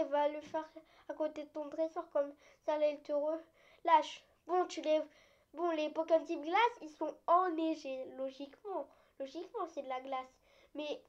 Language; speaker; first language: French; native; French